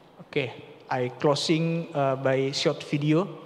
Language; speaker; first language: English; non-native, learner; Indonesian